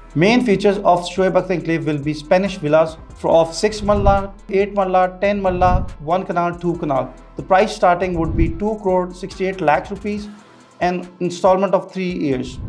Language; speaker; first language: English; non-native, local second language; Urdu